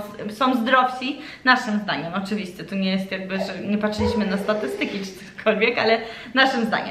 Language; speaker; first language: Polish; early bilingual, heritage; Polish